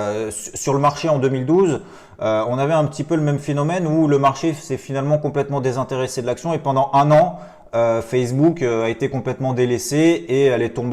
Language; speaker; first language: French; native; French